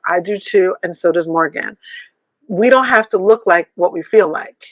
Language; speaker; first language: English; native; English